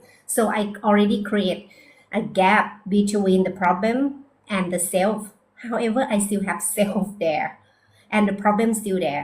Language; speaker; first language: English; non-native, learner; Thai